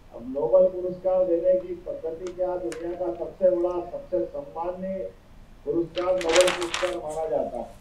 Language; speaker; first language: Hindi; native; Hindi